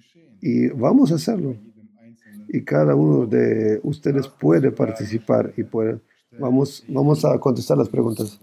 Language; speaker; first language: Spanish; non-native, fluent; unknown